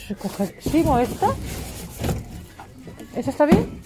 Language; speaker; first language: Spanish; native; Spanish